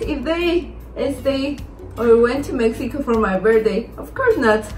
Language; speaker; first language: English; non-native, learner; Spanish